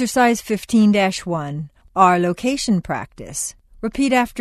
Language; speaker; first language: English; native; English